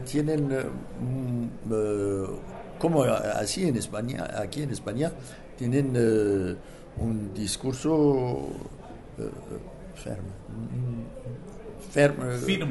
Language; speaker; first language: Spanish; non-native, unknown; French